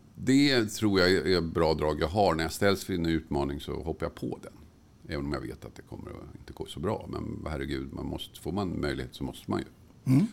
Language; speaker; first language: Swedish; native; Swedish